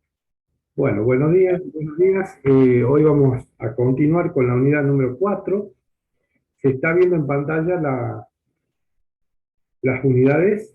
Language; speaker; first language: Spanish; native; Spanish